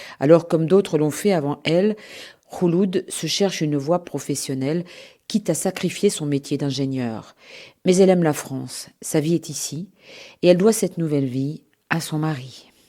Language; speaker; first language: French; native; French